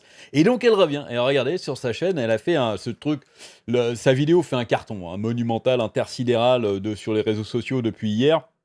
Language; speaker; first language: French; native; French